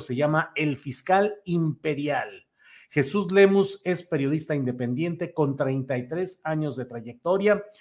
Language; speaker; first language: Spanish; native; Spanish